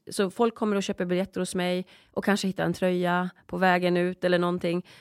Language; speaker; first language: Swedish; early bilingual, other home language; Polish